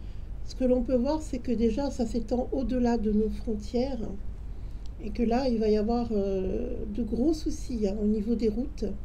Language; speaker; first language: French; native; French